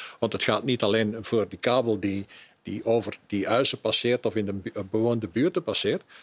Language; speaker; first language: Dutch; native; Dutch